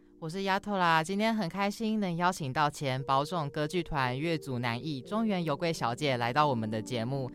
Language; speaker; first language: Chinese; native; Chinese